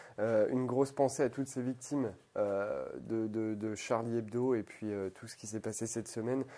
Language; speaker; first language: French; native; French